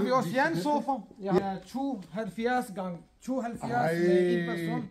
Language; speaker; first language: Danish; non-native, fluent; Kurdish